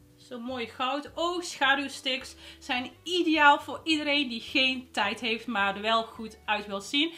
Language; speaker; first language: Dutch; early bilingual, other home language; Arabic